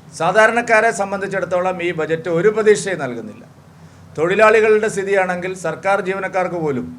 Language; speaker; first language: Malayalam; native; Malayalam